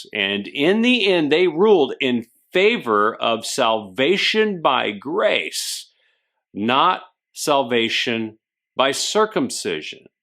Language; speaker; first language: English; native; English